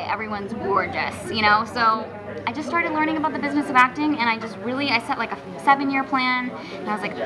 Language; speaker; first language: English; native; English